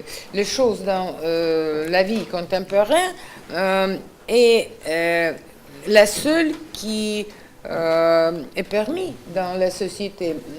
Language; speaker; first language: French; non-native, fluent; Russian